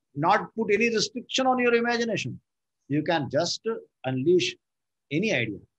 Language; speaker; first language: English; non-native, local second language; Marathi